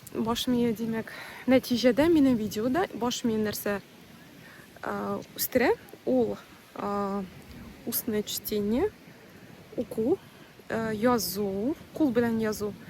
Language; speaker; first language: Tatar; non-native, local second language; Russian